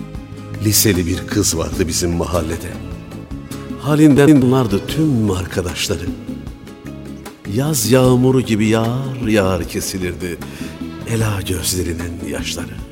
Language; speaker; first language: Turkish; native; Turkish